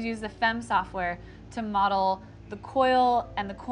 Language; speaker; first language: English; native; English